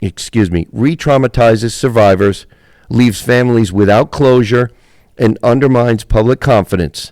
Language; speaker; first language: English; native; English